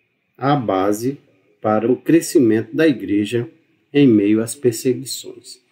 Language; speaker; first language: Portuguese; native; Portuguese